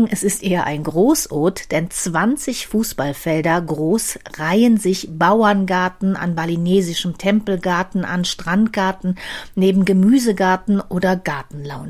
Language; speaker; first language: German; native; German